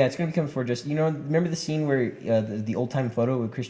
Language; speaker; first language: English; native; English